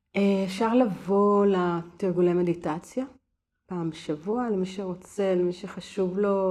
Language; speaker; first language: Hebrew; native; Hebrew